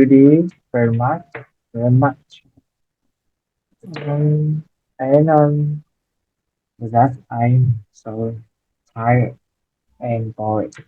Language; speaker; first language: English; non-native, learner; Vietnamese